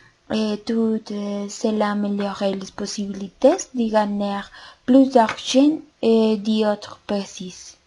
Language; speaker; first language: French; non-native, learner; Spanish